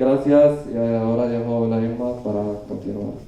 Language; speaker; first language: Spanish; non-native, learner; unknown